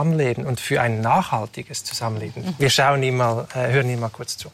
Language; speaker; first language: German; native; German